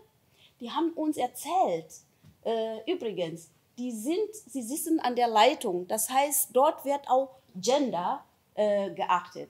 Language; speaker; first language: German; non-native, fluent; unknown